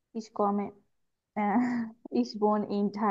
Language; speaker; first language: German; non-native, learner; Bangla